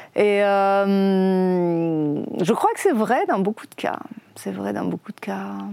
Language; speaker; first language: French; non-native, fluent; Persian